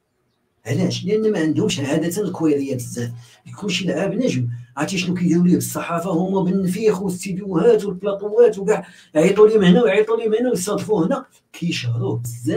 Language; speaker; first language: Arabic; native; Arabic